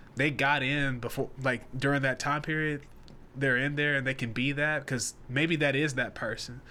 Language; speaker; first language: English; native; English